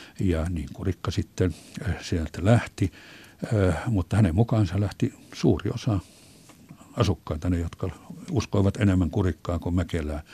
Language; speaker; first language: Finnish; native; Finnish